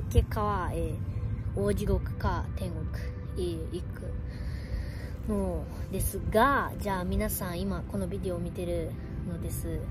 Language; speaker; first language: Japanese; early bilingual, other home language; Portuguese